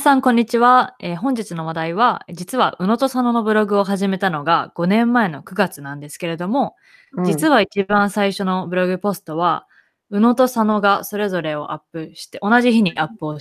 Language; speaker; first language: Japanese; native; Japanese